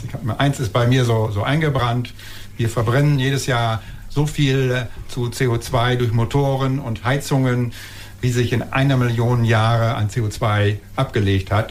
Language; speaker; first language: German; native; German